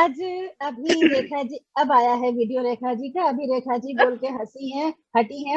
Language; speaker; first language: Hindi; native; Hindi